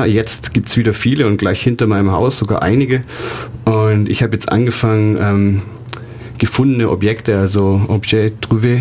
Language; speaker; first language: German; native; German